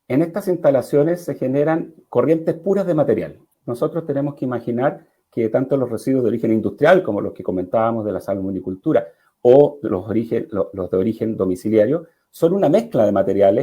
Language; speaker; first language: Spanish; native; Spanish